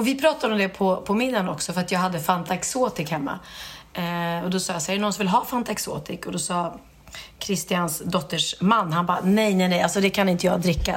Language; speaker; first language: Swedish; native; Swedish